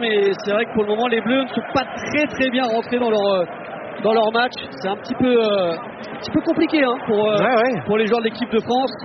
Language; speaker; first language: French; native; French